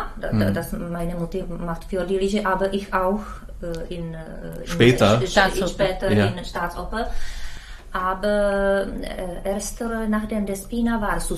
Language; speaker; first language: German; non-native, learner; Czech